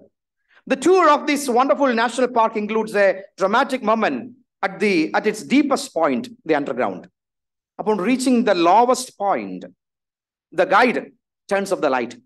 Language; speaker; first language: English; non-native, local second language; Malayalam